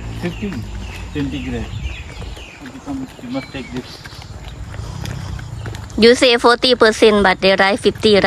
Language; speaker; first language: English; non-native, learner; Thai